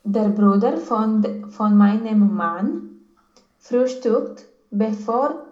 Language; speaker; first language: German; non-native, learner; Romanian